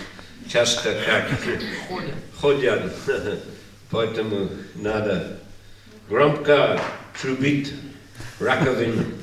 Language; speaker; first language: Russian; non-native, learner; English